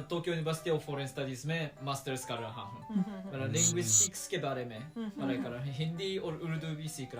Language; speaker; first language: Hindi; non-native, fluent; Japanese